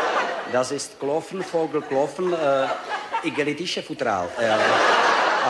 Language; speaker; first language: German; non-native, learner; Czech